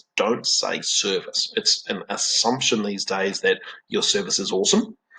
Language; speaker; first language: English; native; English